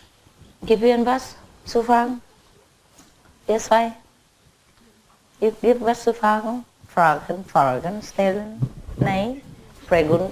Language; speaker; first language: German; non-native, learner; Vietnamese